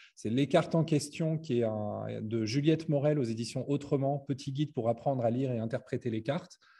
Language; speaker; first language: French; native; French